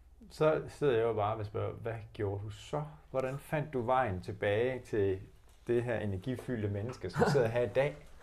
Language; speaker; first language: Danish; native; Danish